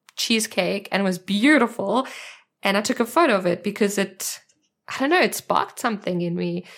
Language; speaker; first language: English; native; English